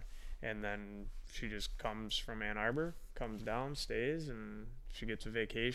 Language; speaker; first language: English; native; English